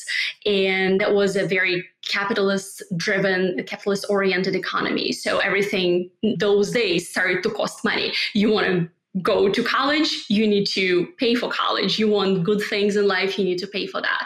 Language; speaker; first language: English; non-native, fluent; Russian